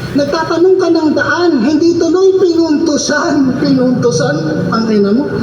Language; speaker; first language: Filipino; non-native, local second language; Cebuano